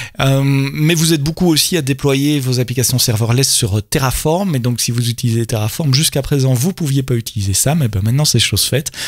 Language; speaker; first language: French; native; French